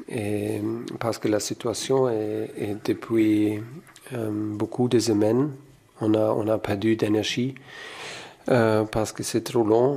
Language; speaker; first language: French; non-native, fluent; German